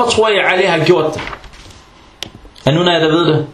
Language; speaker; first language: Danish; early bilingual, other home language; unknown